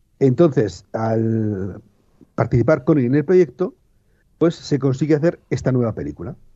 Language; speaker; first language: Spanish; native; Spanish